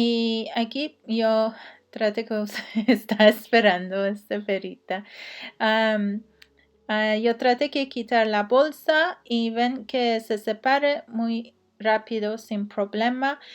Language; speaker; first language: Spanish; non-native, learner; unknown